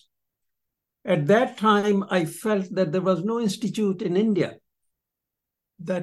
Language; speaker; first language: English; non-native, local second language; Punjabi